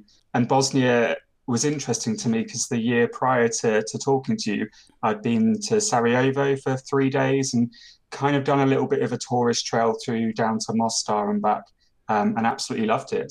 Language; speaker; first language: English; native; English